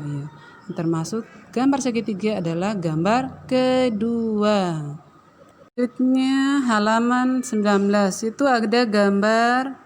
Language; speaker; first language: Indonesian; native; Indonesian